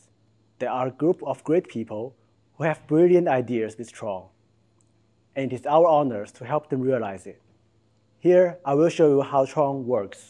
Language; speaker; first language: English; non-native, fluent; Chinese